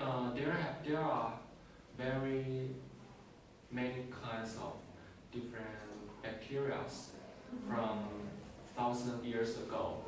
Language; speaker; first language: English; non-native, learner; Chinese